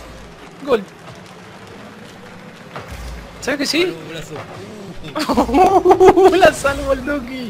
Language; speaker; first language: Spanish; native; Spanish